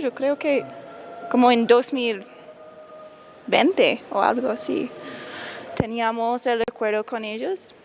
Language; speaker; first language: Spanish; non-native, fluent; English